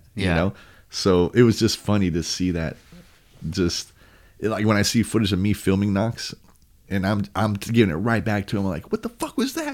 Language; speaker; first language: English; native; English